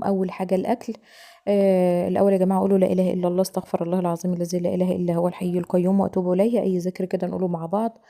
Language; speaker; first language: Arabic; native; Arabic